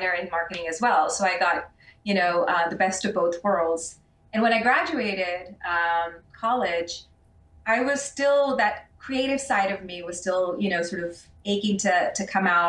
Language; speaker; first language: English; non-native, local second language; Urdu